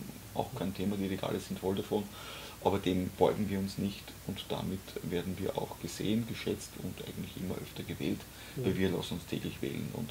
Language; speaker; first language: German; native; German